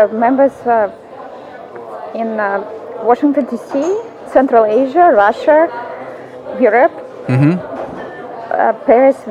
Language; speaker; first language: English; non-native, fluent; Russian